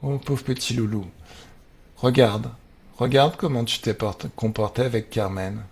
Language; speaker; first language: French; native; French